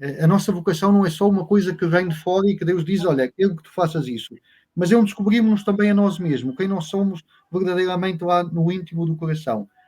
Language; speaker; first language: Portuguese; native; Portuguese